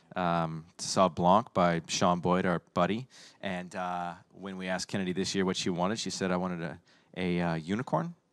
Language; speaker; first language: English; native; English